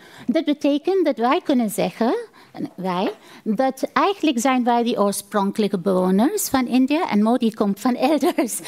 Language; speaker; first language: Dutch; non-native, fluent; Tamil